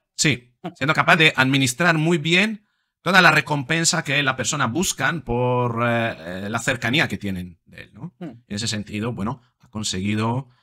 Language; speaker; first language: Spanish; non-native, fluent; Italian